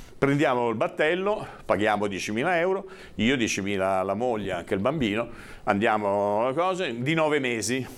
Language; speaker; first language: Italian; native; Italian